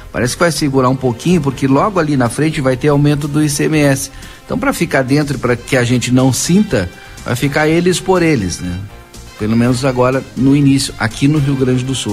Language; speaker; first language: Portuguese; native; Portuguese